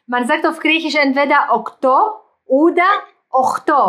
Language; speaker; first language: German; non-native, fluent; Greek